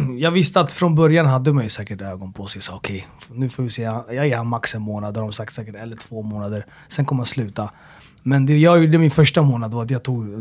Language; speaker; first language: Swedish; early bilingual, other home language; Amharic